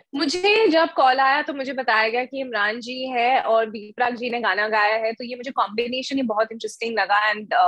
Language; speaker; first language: Hindi; native; Hindi